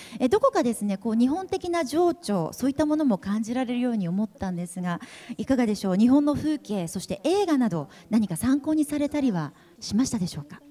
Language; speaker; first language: Japanese; native; Japanese